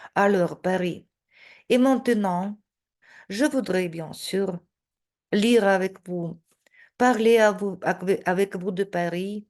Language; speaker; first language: French; non-native, fluent; Russian